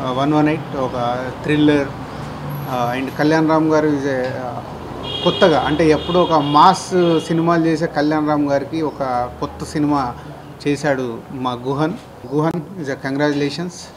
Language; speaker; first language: Telugu; native; Telugu